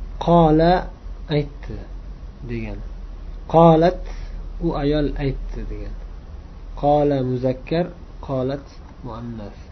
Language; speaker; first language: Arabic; non-native, fluent; Uzbek